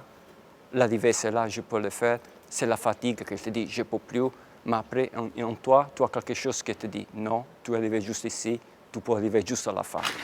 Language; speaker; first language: French; non-native, fluent; Italian